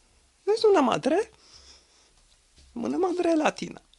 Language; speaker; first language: Spanish; non-native, learner; French